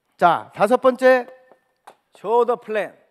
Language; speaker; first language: Korean; native; Korean